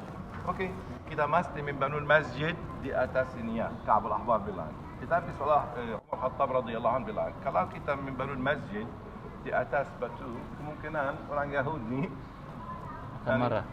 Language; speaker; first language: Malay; non-native, learner; Arabic